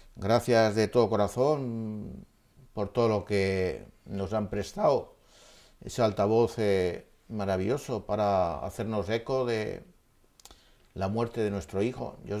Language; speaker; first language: Spanish; native; Spanish